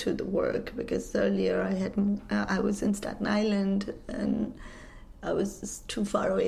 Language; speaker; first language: English; non-native, local second language; Nepali